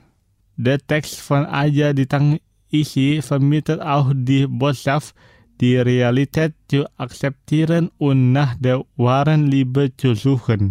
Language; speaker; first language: German; non-native, fluent; Indonesian